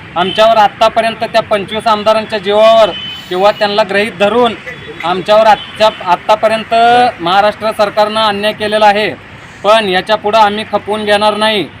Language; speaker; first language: Marathi; native; Marathi